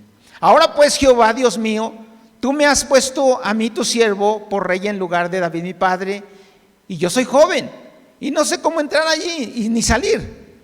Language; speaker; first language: Spanish; native; Spanish